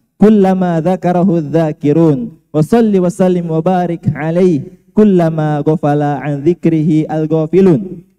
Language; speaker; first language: Arabic; non-native, learner; Indonesian